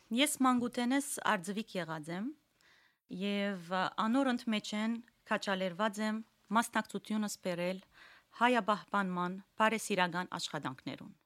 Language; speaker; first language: Armenian; native; Armenian